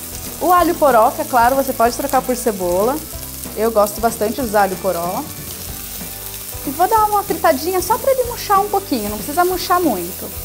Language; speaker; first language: Portuguese; native; Portuguese